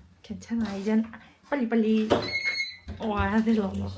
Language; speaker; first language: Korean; non-native, learner; Urdu